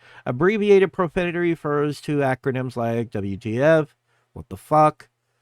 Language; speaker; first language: English; native; English